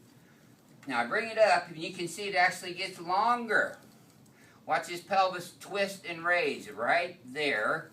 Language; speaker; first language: English; native; English